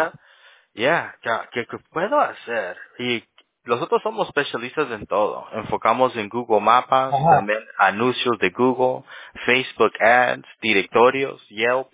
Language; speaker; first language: Spanish; early bilingual, heritage; Spanish